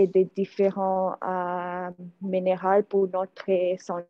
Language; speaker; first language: French; non-native, learner; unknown